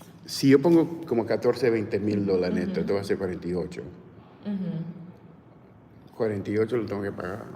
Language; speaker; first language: Spanish; early bilingual, heritage; English